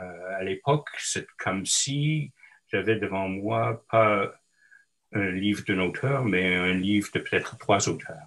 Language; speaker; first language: French; non-native, local second language; English